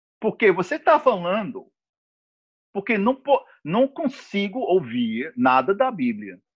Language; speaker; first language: Portuguese; non-native, fluent; English